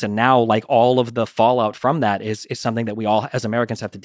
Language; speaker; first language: English; native; English